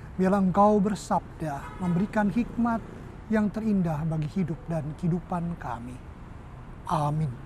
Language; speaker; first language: Indonesian; native; Indonesian